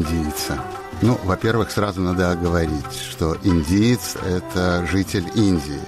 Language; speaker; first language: Russian; native; Russian